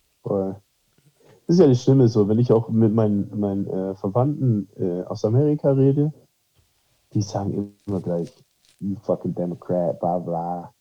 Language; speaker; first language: German; early bilingual, heritage; German